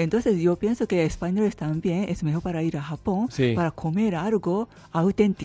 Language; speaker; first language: Spanish; non-native, learner; Japanese